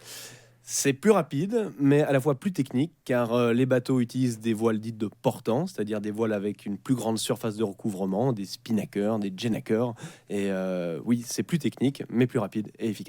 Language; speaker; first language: French; native; French